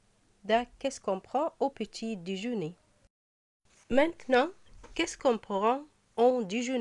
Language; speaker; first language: French; non-native, fluent; Arabic